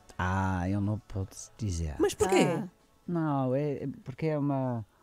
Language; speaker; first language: Portuguese; non-native, learner; English